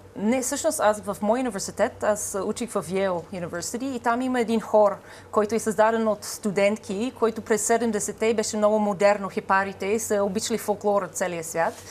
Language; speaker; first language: Bulgarian; non-native, fluent; English